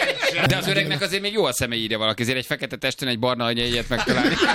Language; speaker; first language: Hungarian; native; Hungarian